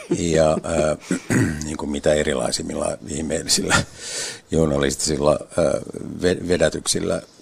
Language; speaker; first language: Finnish; native; Finnish